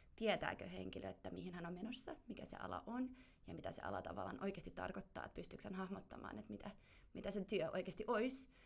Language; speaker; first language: Finnish; non-native, fluent; German